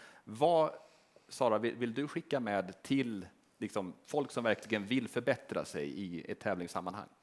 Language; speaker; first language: Swedish; native; Swedish